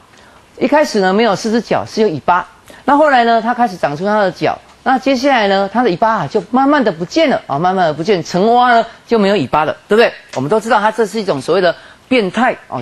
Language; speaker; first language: Chinese; native; Chinese